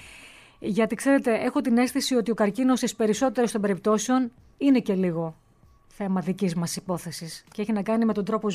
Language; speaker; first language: Greek; native; Greek